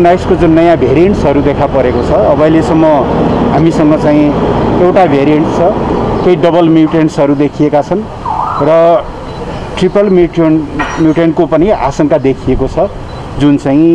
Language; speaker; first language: Nepali; native; Nepali